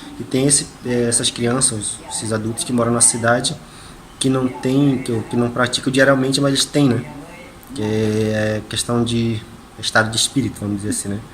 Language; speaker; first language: Portuguese; non-native, local second language; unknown